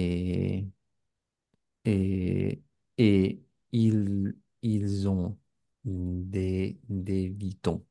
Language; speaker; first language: French; non-native, learner; Spanish